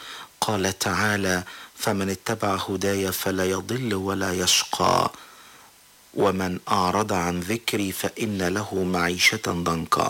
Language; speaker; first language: Arabic; native; Arabic